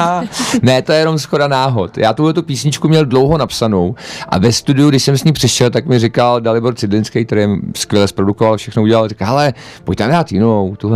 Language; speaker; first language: Czech; native; Czech